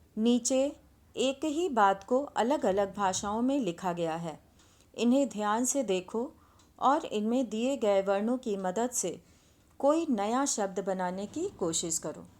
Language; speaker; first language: Hindi; native; Hindi